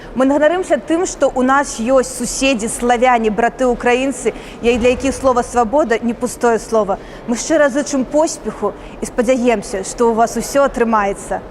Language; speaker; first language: Belarusian; native; Belarusian